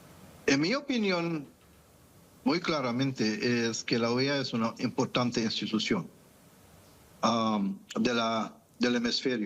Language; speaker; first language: Spanish; non-native, fluent; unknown